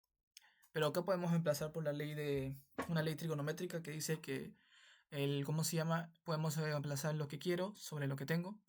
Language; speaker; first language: Spanish; native; Spanish